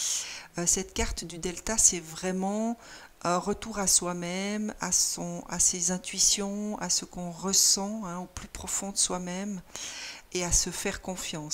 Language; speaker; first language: French; native; French